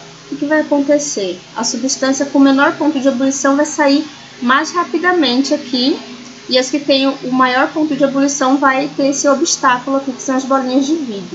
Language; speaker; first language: Portuguese; native; Portuguese